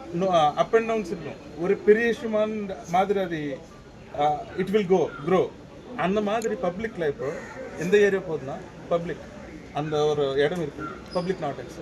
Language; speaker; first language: Tamil; non-native, local second language; Telugu